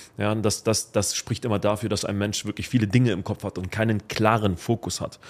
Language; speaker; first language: German; early bilingual, other home language; Arabic